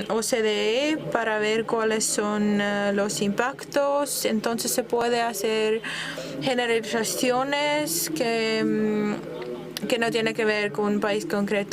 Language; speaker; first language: Spanish; non-native, fluent; German